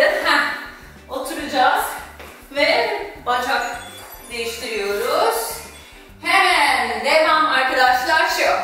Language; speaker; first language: Turkish; non-native, fluent; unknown